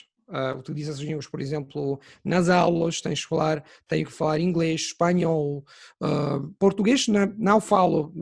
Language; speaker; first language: Portuguese; non-native, fluent; Italian